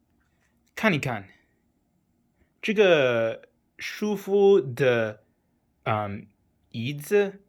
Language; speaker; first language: Chinese; non-native, learner; English